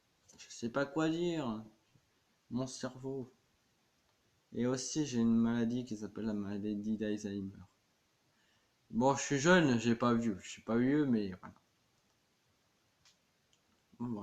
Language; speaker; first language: French; native; French